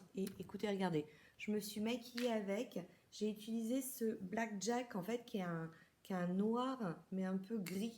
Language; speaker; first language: French; native; French